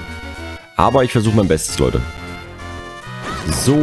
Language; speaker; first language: German; native; German